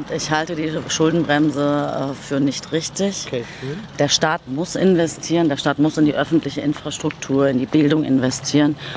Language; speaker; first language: German; early bilingual, other home language; Turkish